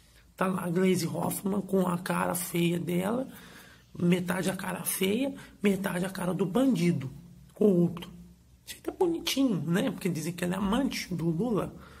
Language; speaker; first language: Portuguese; native; Portuguese